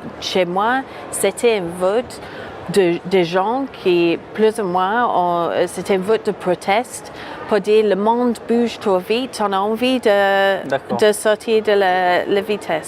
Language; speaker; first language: French; non-native, fluent; English